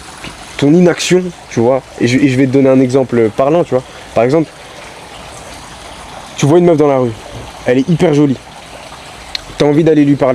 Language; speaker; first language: French; native; French